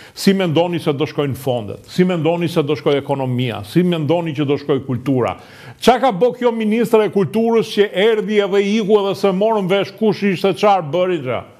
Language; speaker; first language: Albanian; native; Albanian